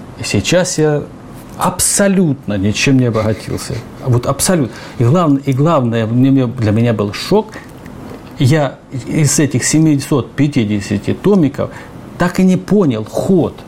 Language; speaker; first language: Russian; native; Russian